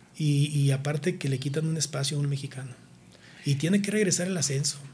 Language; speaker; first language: Spanish; native; Spanish